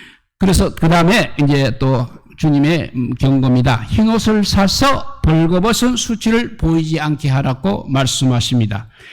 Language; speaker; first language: Korean; native; Korean